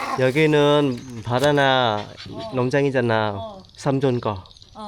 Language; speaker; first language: Korean; non-native, fluent; Vietnamese